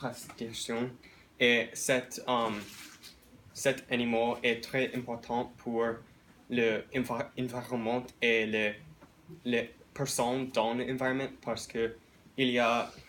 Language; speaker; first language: French; non-native, learner; English